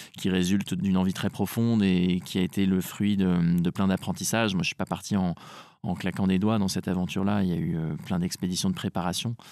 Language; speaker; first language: French; native; French